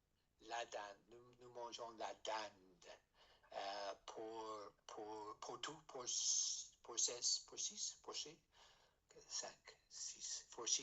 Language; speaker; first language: French; non-native, learner; English